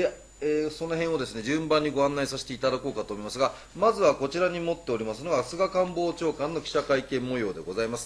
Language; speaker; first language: Japanese; native; Japanese